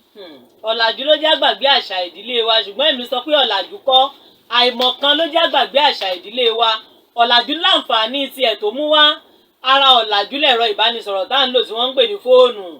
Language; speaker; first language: Yoruba; native; Yoruba